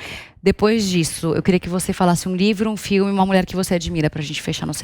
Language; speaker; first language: Portuguese; native; Portuguese